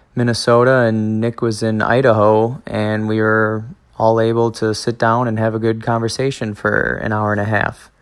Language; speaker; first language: English; native; English